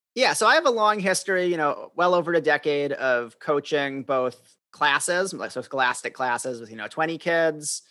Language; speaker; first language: English; native; English